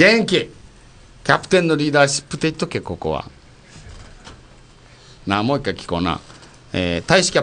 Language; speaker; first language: Japanese; native; Japanese